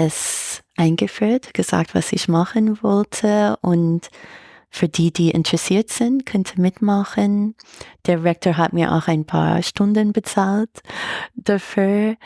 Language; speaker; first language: German; non-native, fluent; English